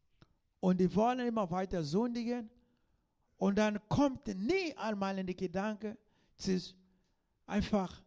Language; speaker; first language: German; non-native, learner; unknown